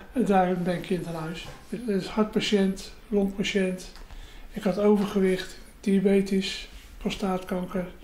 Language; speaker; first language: Dutch; native; Dutch